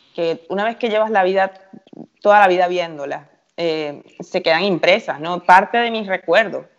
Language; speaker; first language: Spanish; native; Spanish